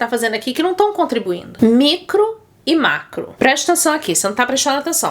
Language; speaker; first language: Portuguese; native; Portuguese